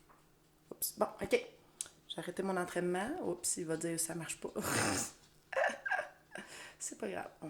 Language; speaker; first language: French; native; French